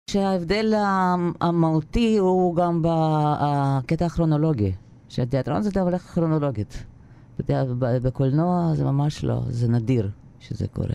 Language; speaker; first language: Hebrew; non-native, fluent; Russian